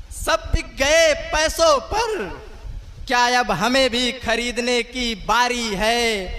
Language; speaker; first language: Hindi; native; Hindi